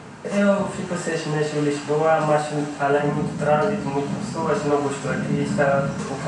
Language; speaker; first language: Portuguese; non-native, learner; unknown